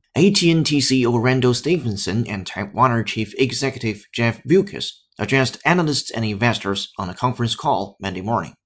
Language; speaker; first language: English; non-native, fluent; Chinese